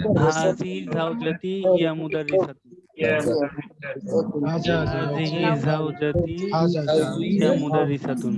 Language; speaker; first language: Arabic; non-native, learner; Bangla